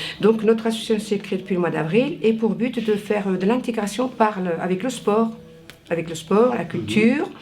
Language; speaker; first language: French; native; French